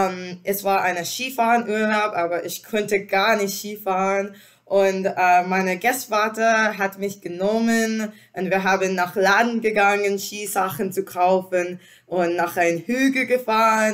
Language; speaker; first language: German; non-native, learner; English